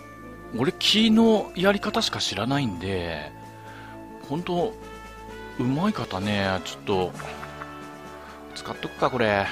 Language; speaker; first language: Japanese; native; Japanese